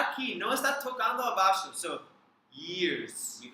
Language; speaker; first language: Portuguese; non-native, learner; English